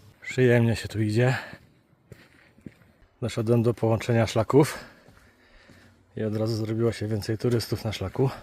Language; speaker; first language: Polish; native; Polish